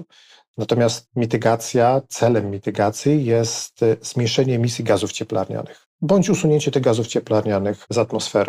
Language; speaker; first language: Polish; native; Polish